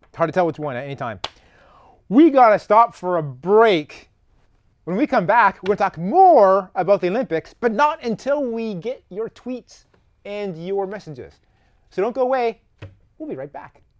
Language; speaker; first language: English; native; English